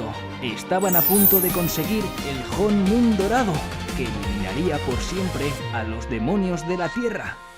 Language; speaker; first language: Spanish; native; Spanish